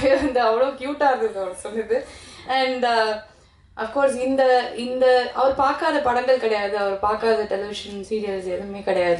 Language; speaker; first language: Tamil; native; Tamil